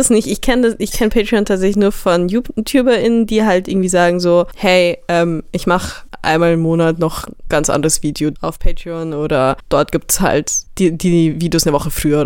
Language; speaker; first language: German; native; German